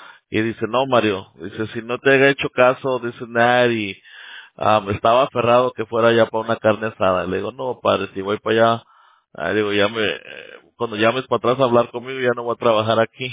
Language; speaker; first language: Spanish; early bilingual, heritage; Spanish